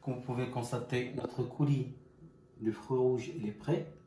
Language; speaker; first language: French; non-native, local second language; Arabic